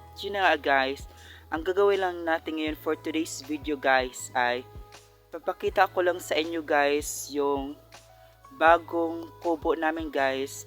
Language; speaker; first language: Filipino; non-native, local second language; Cebuano